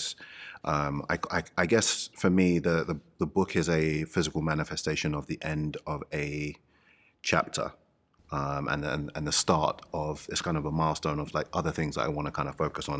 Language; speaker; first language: English; native; English